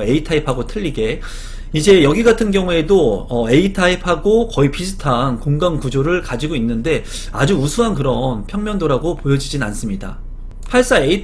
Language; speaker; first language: Korean; native; Korean